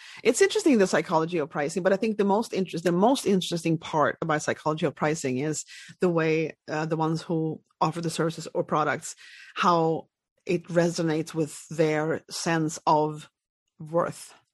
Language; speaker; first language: English; non-native, fluent; Swedish